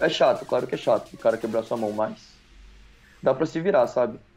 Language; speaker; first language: Portuguese; native; Portuguese